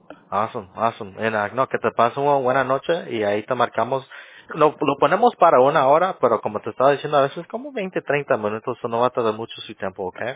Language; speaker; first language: Spanish; early bilingual, other home language; English